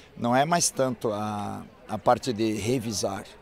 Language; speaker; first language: Portuguese; native; Portuguese